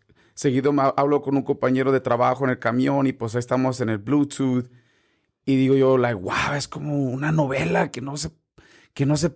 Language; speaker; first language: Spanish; early bilingual, heritage; Spanish